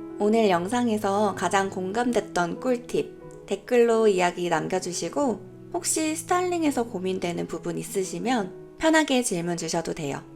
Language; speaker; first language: Korean; native; Korean